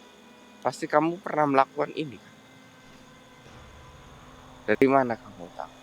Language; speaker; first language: Indonesian; native; Indonesian